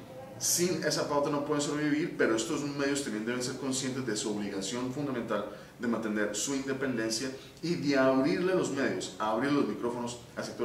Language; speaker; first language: Spanish; native; Spanish